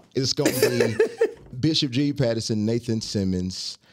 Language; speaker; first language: English; native; English